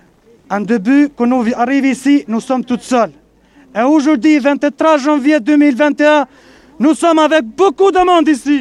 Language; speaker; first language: French; non-native, learner; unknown